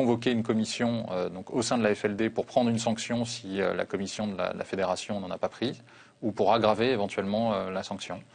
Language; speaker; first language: French; native; French